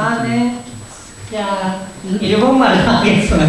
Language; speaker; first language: Korean; non-native, fluent; Japanese